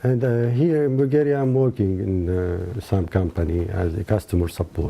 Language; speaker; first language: English; non-native, learner; Arabic